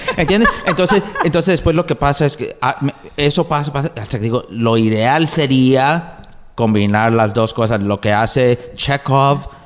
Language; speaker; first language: Spanish; early bilingual, heritage; Spanish